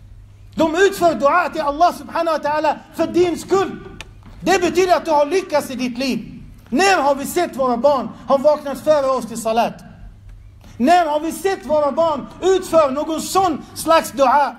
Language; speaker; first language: Swedish; non-native, fluent; Arabic